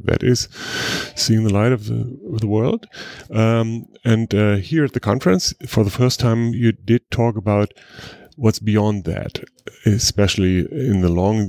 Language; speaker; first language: English; non-native, fluent; German